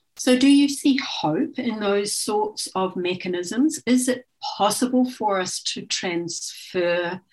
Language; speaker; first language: English; native; English